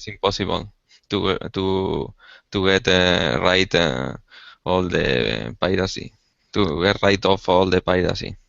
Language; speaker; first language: English; non-native, learner; Spanish